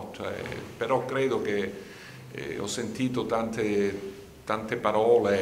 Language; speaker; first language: Italian; native; Italian